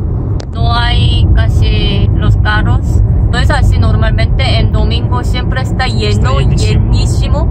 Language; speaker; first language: Spanish; non-native, fluent; Korean